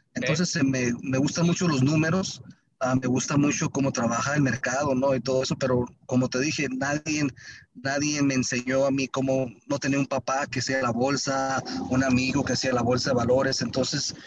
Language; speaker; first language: Spanish; early bilingual, heritage; Spanish